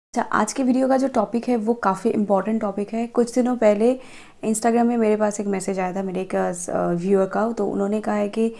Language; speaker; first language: Hindi; non-native, local second language; Bangla